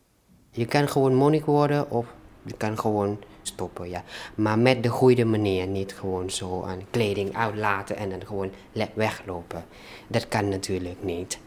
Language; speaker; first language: Dutch; non-native, learner; Thai